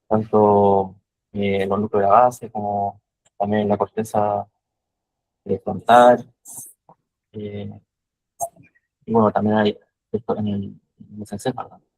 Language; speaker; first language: Spanish; native; Spanish